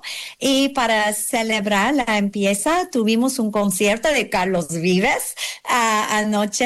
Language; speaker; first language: Spanish; non-native, learner; English